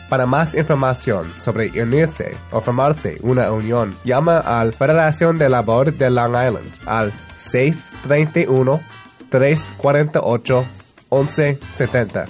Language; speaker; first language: Spanish; early bilingual, heritage; English